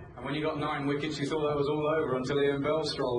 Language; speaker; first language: English; native; English